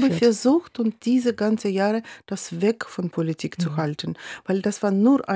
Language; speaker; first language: German; non-native, fluent; Russian